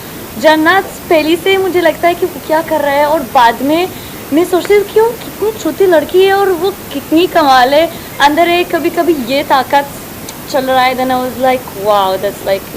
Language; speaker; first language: Hindi; early bilingual, heritage; Hindi